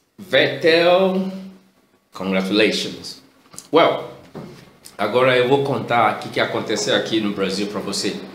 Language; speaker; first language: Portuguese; non-native, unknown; Yoruba